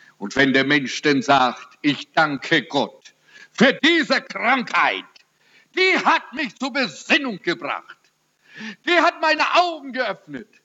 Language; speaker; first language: German; early bilingual, heritage; German